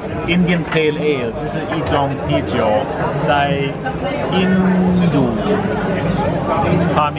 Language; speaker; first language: Chinese; non-native, fluent; German